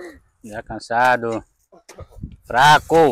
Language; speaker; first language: Portuguese; non-native, learner; Vietnamese